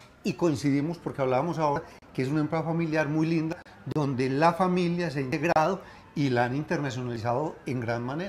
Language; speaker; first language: Spanish; native; Spanish